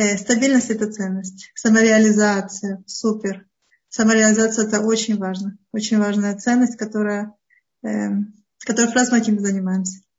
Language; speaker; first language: Russian; early bilingual, heritage; Russian